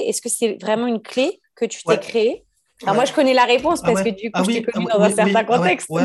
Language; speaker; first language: French; native; French